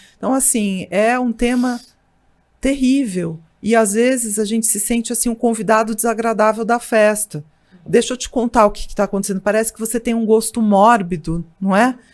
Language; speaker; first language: Portuguese; native; Portuguese